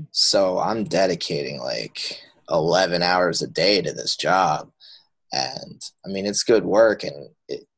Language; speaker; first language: English; native; English